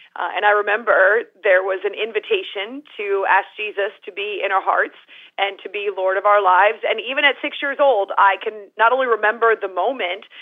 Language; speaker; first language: English; native; English